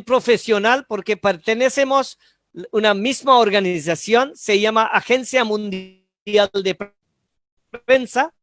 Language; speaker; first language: Spanish; non-native, fluent; Bangla